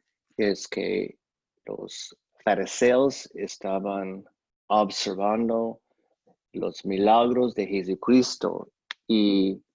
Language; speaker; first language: Spanish; non-native, fluent; English